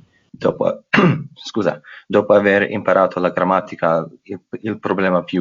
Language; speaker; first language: Italian; non-native, fluent; English